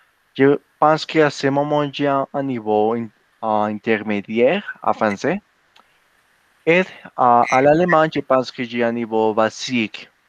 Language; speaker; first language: French; non-native, learner; Spanish